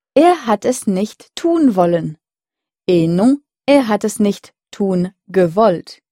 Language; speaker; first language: German; non-native, fluent; French